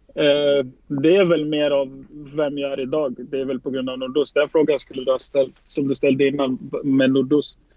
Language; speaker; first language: Swedish; early bilingual, other home language; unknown